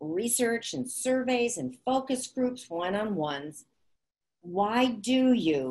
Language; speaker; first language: English; native; English